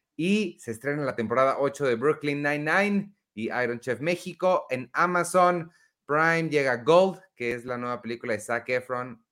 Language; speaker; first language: Spanish; native; Spanish